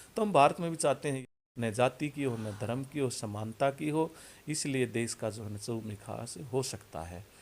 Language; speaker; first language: Hindi; native; Hindi